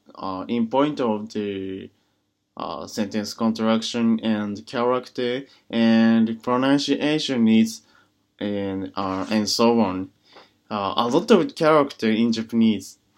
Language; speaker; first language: English; non-native, learner; Japanese